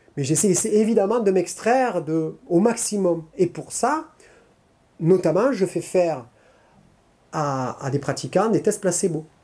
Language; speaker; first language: French; native; French